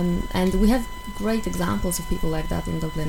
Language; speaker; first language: English; non-native, fluent; Polish